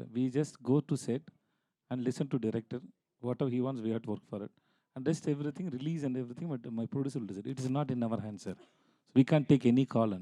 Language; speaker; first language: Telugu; non-native, learner; Tamil